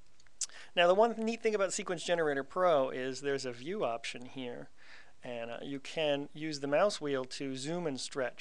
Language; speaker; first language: English; native; English